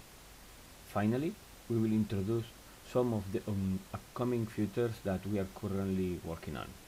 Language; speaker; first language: English; non-native, fluent; Spanish